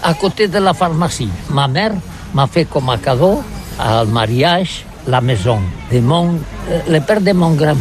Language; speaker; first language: French; non-native, learner; Catalan